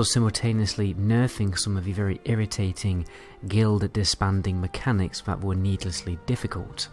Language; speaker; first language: English; native; English